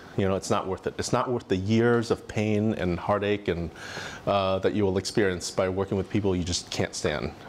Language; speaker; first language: English; native; English